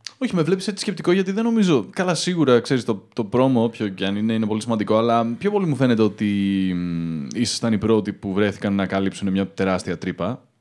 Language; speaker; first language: Greek; early bilingual, heritage; Greek